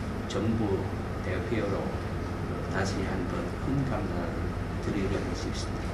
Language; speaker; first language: Korean; non-native, fluent; Lao